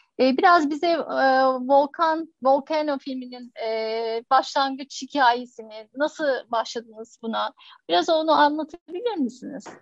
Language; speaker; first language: Turkish; native; Turkish